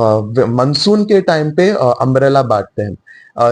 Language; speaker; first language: Hindi; native; Hindi